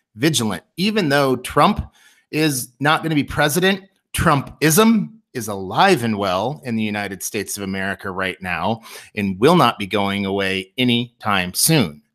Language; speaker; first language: English; native; English